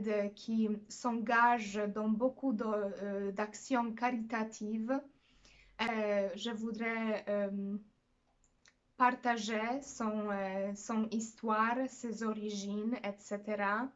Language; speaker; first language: French; non-native, fluent; Polish